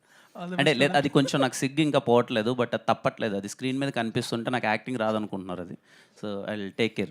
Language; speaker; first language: Telugu; native; Telugu